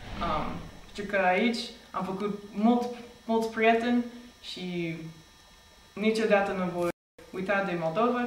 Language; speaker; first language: Romanian; non-native, fluent; English